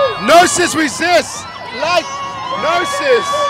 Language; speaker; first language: English; early bilingual, other home language; Spanish